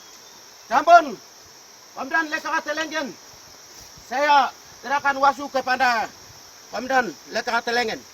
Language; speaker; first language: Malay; non-native, local second language; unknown